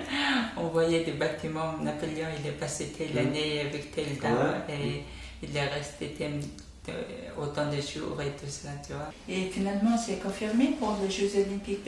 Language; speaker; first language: French; non-native, fluent; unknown